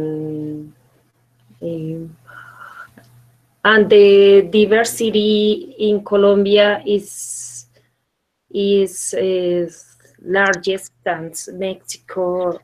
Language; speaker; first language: English; non-native, learner; Spanish